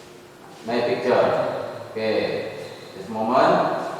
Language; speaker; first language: English; non-native, learner; Indonesian